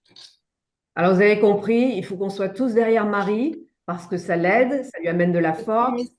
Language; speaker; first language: French; native; French